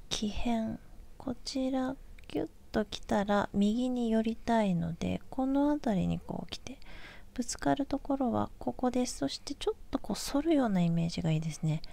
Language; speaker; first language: Japanese; native; Japanese